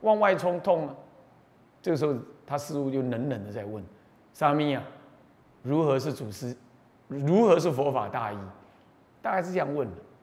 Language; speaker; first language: Chinese; native; Chinese